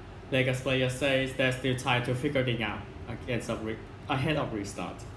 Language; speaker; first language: English; non-native, fluent; Thai